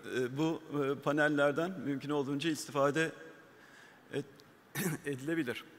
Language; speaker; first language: Turkish; native; Turkish